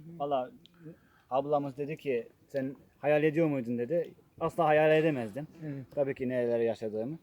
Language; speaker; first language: Turkish; non-native, fluent; Japanese